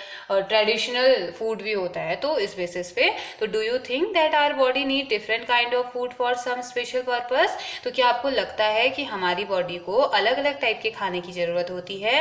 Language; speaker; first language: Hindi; native; Hindi